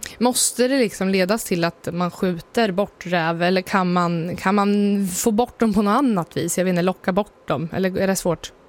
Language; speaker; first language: Swedish; native; Swedish